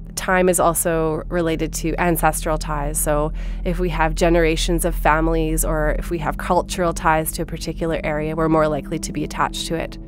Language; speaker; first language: English; native; English